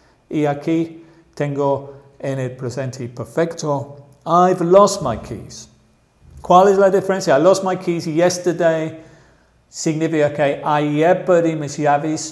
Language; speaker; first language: Spanish; non-native, fluent; English